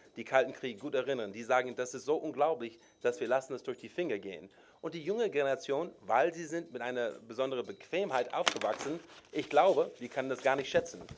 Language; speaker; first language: German; non-native, fluent; English